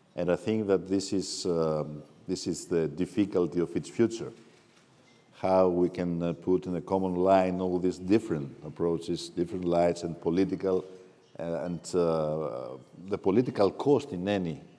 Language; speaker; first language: English; non-native, fluent; Greek